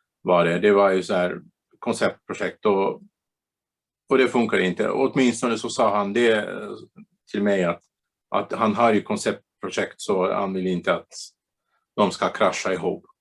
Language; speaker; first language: Swedish; non-native, fluent; Bulgarian